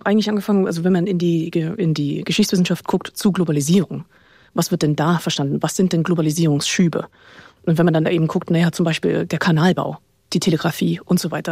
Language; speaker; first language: German; native; German